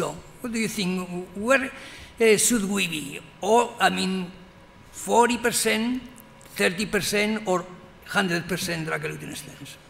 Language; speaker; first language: English; non-native, fluent; Spanish